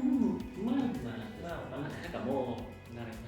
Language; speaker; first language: Japanese; non-native, learner; Vietnamese